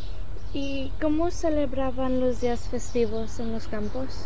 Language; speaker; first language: Spanish; early bilingual, heritage; Spanish